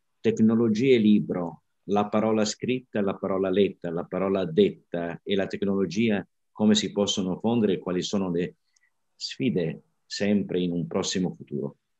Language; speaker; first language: Italian; native; Italian